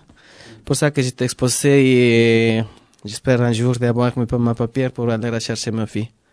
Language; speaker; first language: French; non-native, learner; Spanish